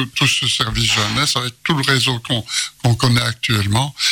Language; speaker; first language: French; native; French